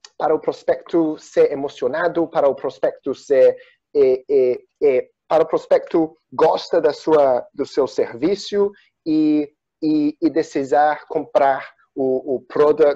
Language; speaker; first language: Spanish; non-native, learner; Portuguese